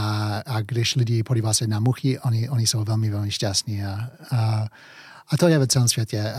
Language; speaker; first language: Czech; early bilingual, heritage; English